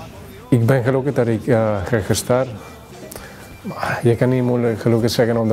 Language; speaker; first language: Dutch; early bilingual, other home language; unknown